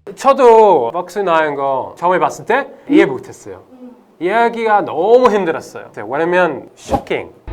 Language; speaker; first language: Korean; non-native, fluent; English